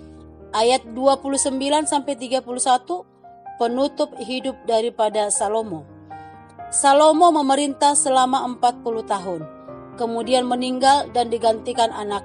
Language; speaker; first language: Indonesian; native; Indonesian